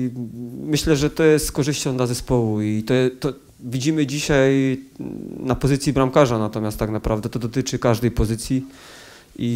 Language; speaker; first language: Polish; native; Polish